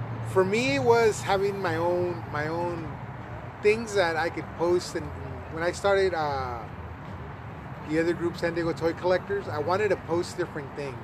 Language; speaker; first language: English; early bilingual, other home language; Spanish